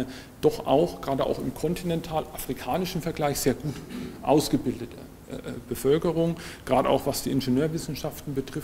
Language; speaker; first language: German; native; German